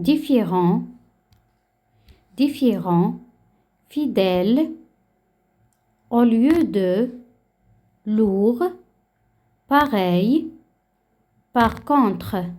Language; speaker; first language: French; non-native, local second language; Arabic